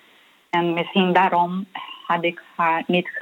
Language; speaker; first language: Dutch; non-native, learner; Portuguese